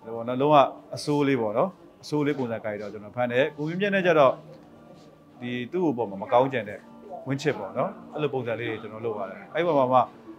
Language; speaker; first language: Burmese; native; Burmese